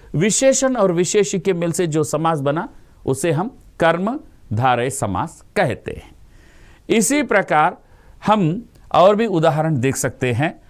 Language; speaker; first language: Hindi; non-native, local second language; Telugu